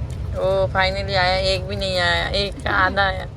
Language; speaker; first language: Hindi; non-native, local second language; Assamese